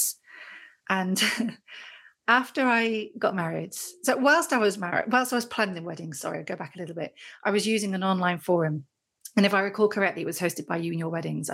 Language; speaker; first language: English; native; English